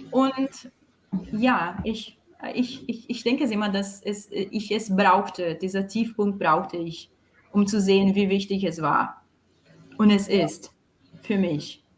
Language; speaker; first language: German; non-native, fluent; Portuguese